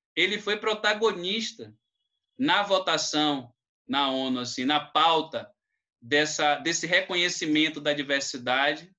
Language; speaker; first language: Portuguese; native; Portuguese